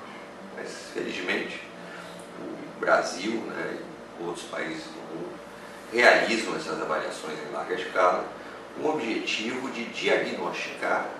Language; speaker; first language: Portuguese; native; Portuguese